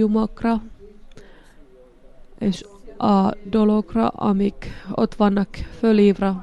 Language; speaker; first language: Hungarian; non-native, learner; Finnish